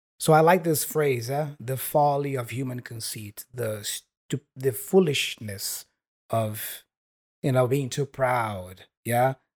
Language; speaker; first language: English; non-native, fluent; Portuguese